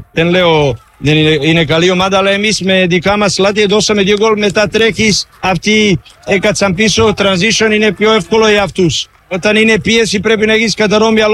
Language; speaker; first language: Greek; non-native, learner; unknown